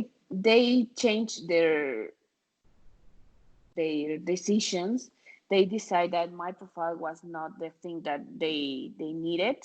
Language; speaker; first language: English; non-native, fluent; Spanish